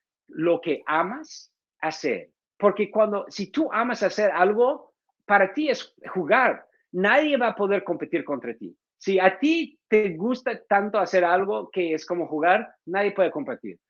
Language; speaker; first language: Spanish; non-native, fluent; English